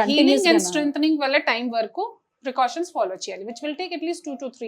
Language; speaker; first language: Telugu; non-native, local second language; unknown